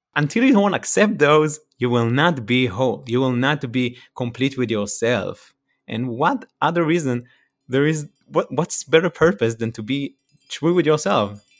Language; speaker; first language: English; non-native, fluent; Hebrew